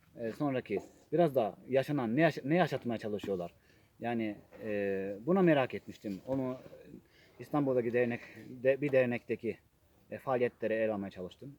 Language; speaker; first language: Turkish; non-native, fluent; Japanese